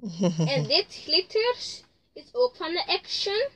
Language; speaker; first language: Dutch; early bilingual, other home language; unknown